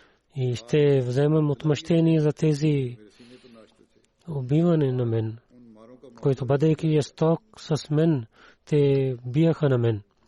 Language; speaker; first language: Bulgarian; non-native, learner; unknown